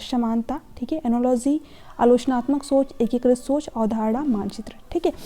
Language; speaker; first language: Hindi; native; Hindi